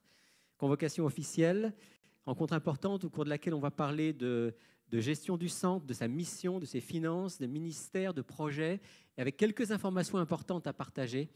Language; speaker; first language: French; native; French